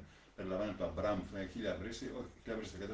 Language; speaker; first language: Greek; native; Greek